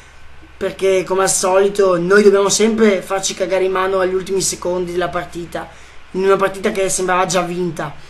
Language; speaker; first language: Italian; native; Italian